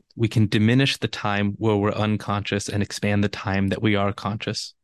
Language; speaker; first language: English; native; English